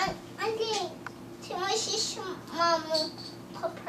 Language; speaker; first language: Russian; early bilingual, heritage; Russian